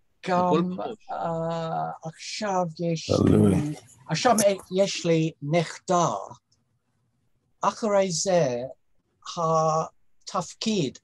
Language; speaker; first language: Hebrew; non-native, learner; English